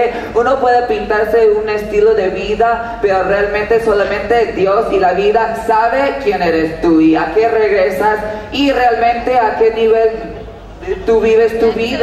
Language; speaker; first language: Spanish; early bilingual, heritage; Spanish